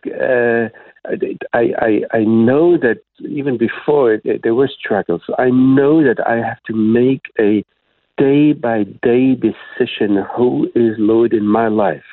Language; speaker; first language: English; non-native, fluent; German